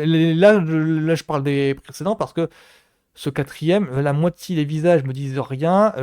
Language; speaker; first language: French; native; French